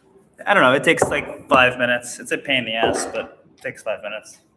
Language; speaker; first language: English; native; English